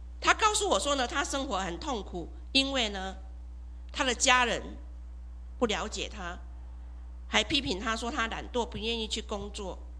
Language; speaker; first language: Chinese; native; Chinese